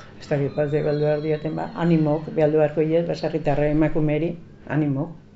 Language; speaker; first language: Basque; native; Basque